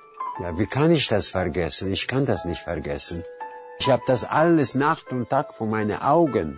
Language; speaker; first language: German; non-native, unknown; Russian